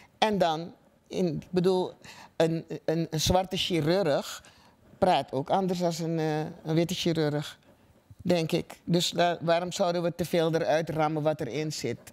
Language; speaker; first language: Dutch; native; Dutch